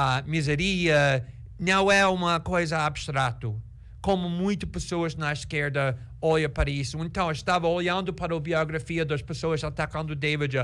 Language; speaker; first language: Portuguese; non-native, fluent; English